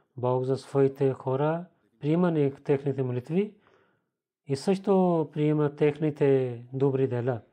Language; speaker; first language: Bulgarian; non-native, learner; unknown